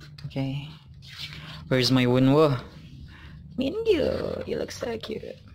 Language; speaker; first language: English; non-native, learner; Indonesian